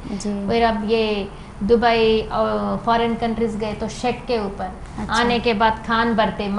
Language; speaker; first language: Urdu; non-native, local second language; Telugu